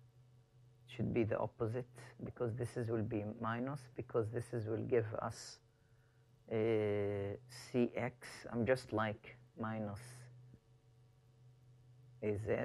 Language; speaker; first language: English; non-native, fluent; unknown